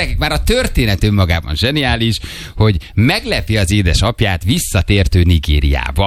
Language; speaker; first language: Hungarian; native; Hungarian